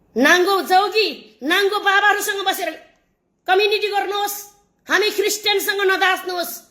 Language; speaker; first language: Nepali; native; Nepali